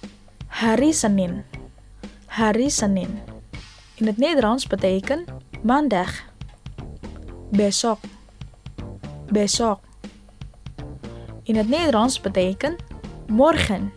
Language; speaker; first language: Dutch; non-native, fluent; Indonesian